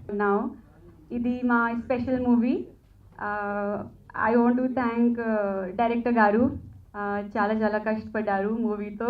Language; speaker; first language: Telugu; non-native, learner; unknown